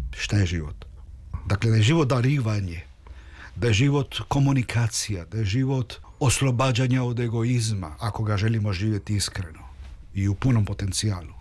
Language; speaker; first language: Serbian; early bilingual, heritage; Croatian